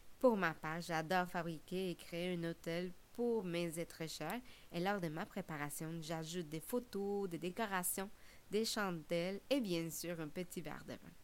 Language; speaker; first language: French; non-native, fluent; Spanish